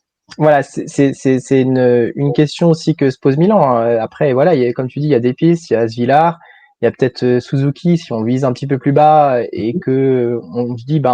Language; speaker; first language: French; native; French